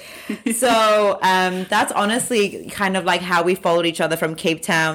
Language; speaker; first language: English; native; English